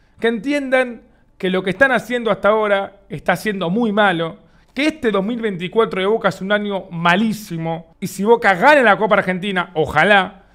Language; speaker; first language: Spanish; native; Spanish